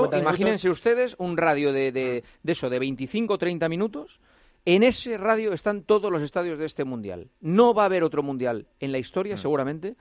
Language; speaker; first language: Spanish; native; Spanish